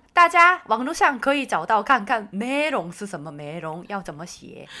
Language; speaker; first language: Chinese; non-native, fluent; Korean